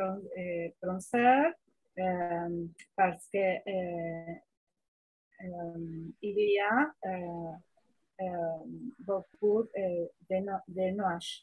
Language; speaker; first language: French; non-native, learner; Spanish